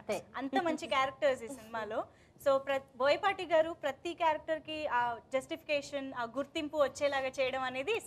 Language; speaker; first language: Telugu; native; Telugu